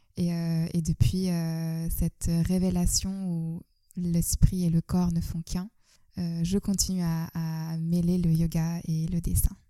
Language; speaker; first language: French; non-native, fluent; Turkish